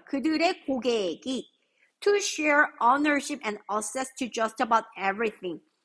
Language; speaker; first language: English; non-native, fluent; Korean